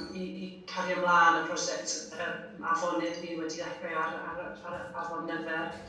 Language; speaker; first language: Welsh; non-native, fluent; English